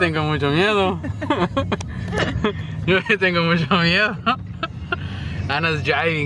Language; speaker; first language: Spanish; early bilingual, heritage; English